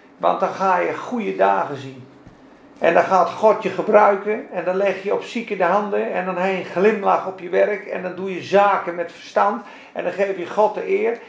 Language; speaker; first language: Dutch; non-native, fluent; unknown